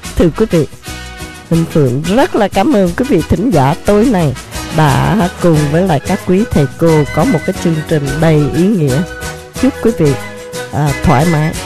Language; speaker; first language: Vietnamese; native; Vietnamese